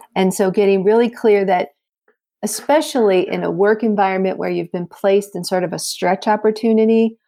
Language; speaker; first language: English; native; English